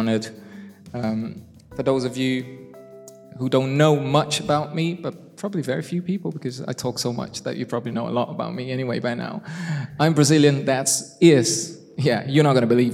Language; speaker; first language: English; non-native, fluent; Portuguese